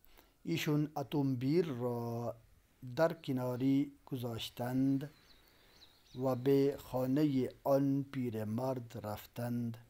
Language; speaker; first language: Persian; non-native, local second language; Urdu